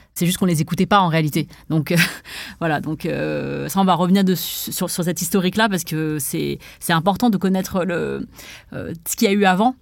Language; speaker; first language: French; native; French